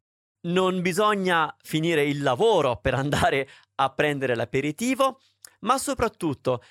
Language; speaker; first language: Italian; native; Italian